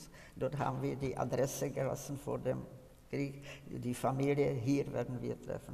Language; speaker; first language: German; non-native, fluent; Czech